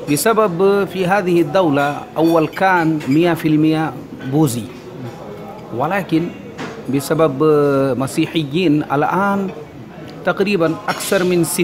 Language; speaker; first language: Arabic; non-native, learner; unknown